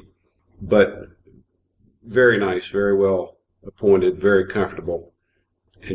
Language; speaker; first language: English; native; English